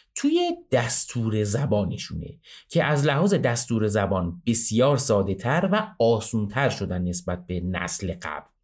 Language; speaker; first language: Persian; native; Persian